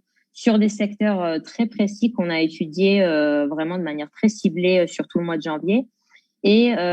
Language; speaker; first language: French; native; French